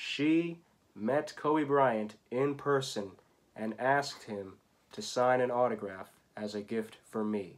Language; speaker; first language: English; native; English